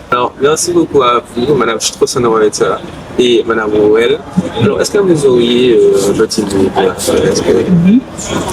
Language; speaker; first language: French; native; French